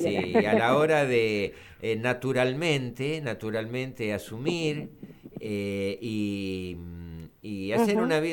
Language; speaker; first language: Spanish; native; Spanish